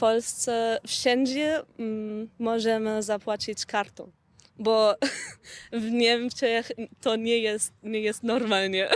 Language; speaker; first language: Polish; non-native, learner; German